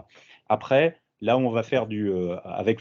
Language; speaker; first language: French; native; French